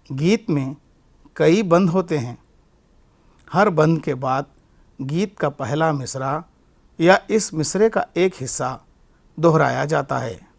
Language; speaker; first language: Urdu; native; Urdu